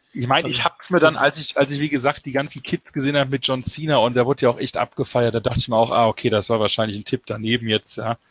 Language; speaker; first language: German; native; German